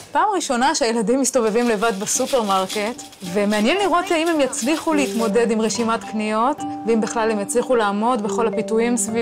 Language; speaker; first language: Hebrew; native; Hebrew